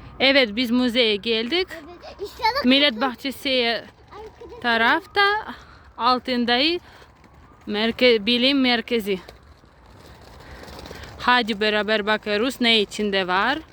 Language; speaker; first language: Turkish; non-native, learner; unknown